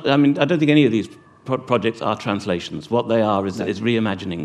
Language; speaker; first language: English; native; English